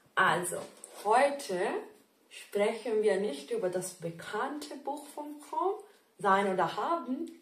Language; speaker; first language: German; non-native, fluent; Italian